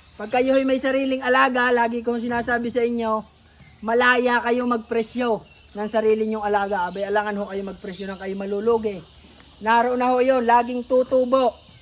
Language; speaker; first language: Filipino; native; Filipino